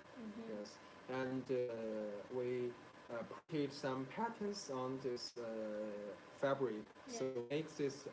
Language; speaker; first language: English; non-native, learner; Chinese